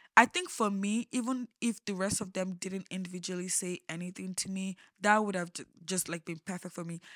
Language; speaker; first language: English; non-native, local second language; Yoruba